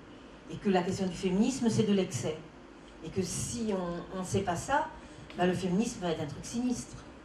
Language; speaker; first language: French; native; French